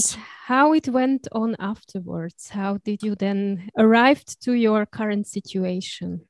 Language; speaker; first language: English; non-native, fluent; German